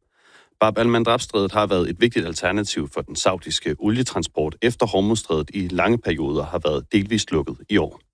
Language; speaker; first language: Danish; native; Danish